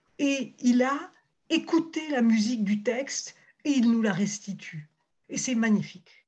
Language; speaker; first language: French; native; French